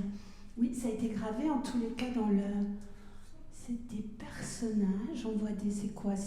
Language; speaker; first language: French; native; French